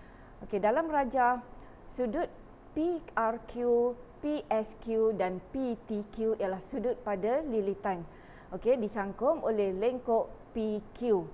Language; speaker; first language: Malay; native; Malay